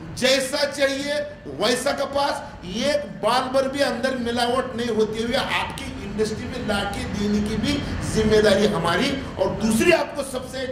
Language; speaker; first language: Hindi; non-native, local second language; Marathi